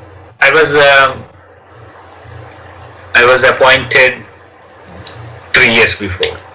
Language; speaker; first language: English; non-native, learner; Telugu